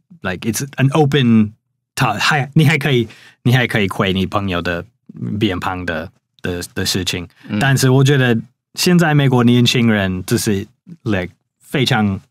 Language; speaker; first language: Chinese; non-native, fluent; English